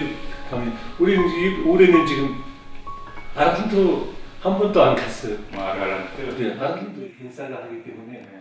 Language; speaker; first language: Korean; non-native, learner; Mongolian